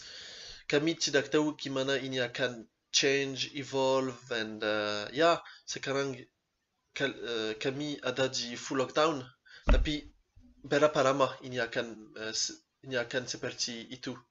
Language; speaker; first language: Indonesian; non-native, learner; French